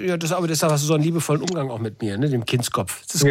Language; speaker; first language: German; native; German